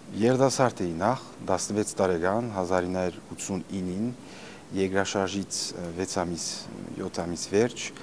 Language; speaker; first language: Armenian; early bilingual, heritage; Armenian